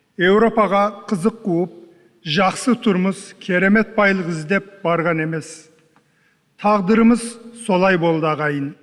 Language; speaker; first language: Kazakh; early bilingual, heritage; Kazakh